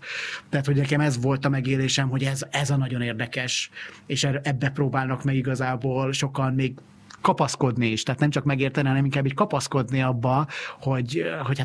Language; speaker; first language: Hungarian; native; Hungarian